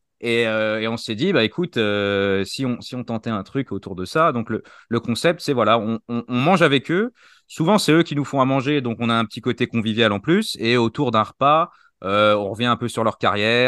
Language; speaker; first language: French; native; French